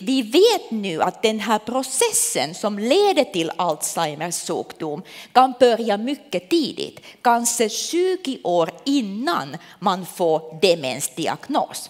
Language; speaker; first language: Swedish; non-native, local second language; Finnish